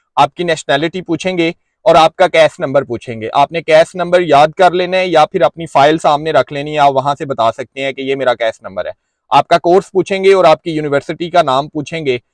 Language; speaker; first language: Urdu; non-native, local second language; Punjabi